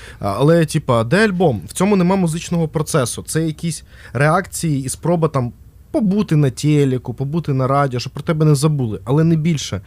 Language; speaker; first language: Ukrainian; non-native, local second language; Russian